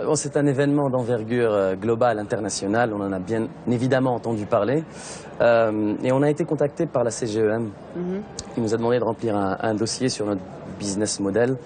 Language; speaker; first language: French; non-native, local second language; Arabic